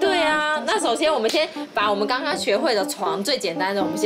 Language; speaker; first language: Chinese; native; Chinese